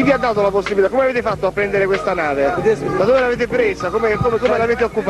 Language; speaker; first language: Italian; native; Italian